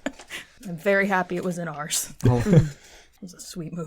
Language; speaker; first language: English; native; English